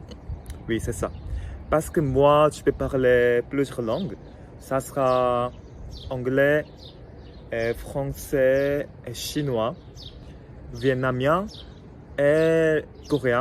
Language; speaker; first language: French; non-native, fluent; Korean